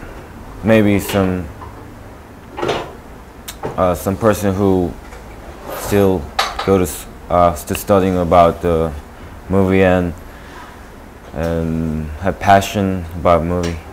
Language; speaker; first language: English; non-native, learner; Korean